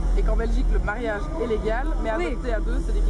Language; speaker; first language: French; native; French